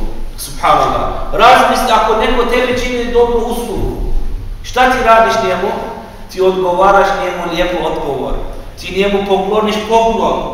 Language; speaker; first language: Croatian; non-native, fluent; Turkish